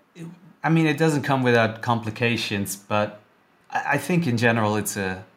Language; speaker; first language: English; non-native, fluent; Dutch